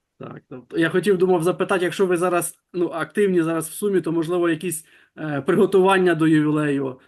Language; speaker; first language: Ukrainian; native; Ukrainian